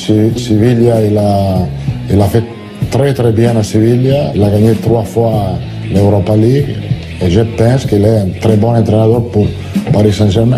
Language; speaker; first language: French; non-native, learner; Italian